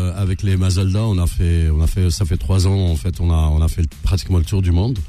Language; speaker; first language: French; non-native, local second language; Arabic